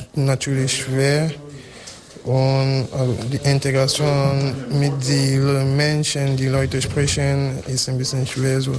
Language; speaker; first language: German; non-native, learner; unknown